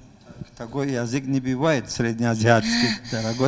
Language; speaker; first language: Russian; non-native, local second language; Tajik